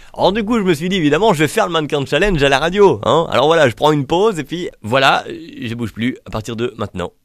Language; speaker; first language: French; native; French